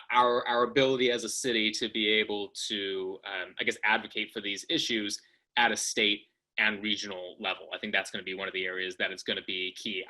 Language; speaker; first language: English; native; English